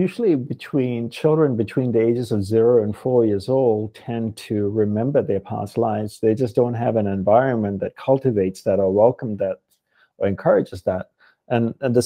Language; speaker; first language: English; non-native, local second language; Tamil